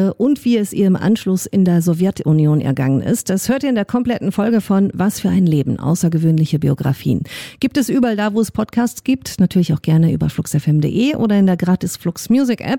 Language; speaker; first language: German; native; German